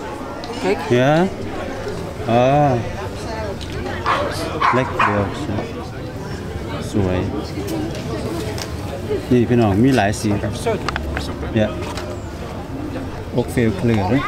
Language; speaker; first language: Dutch; non-native, learner; Thai